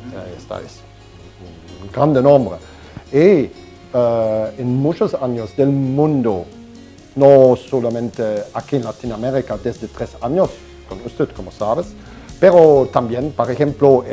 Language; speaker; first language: Spanish; non-native, learner; German